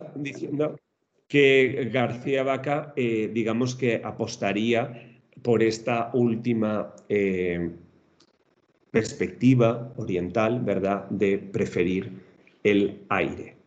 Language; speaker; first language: Spanish; native; Spanish